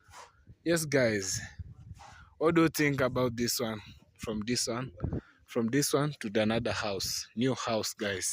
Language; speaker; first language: English; non-native, learner; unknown